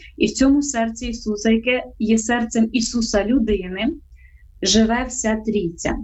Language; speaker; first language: Ukrainian; native; Ukrainian